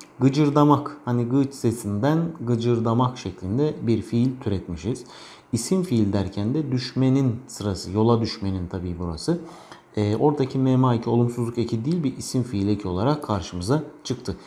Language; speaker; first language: Turkish; native; Turkish